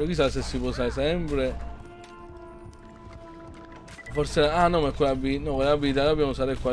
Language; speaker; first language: Italian; native; Italian